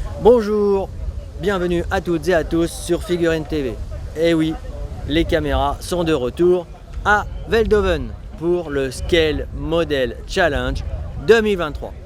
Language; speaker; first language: French; native; French